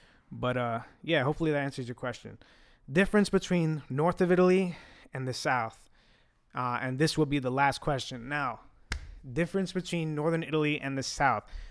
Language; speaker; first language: English; early bilingual, other home language; Italian